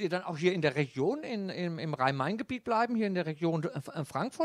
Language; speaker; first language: German; native; German